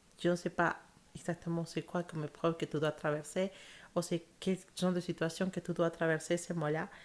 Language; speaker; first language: French; non-native, fluent; Spanish